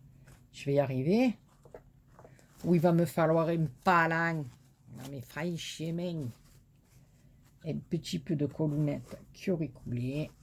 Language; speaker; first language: French; native; French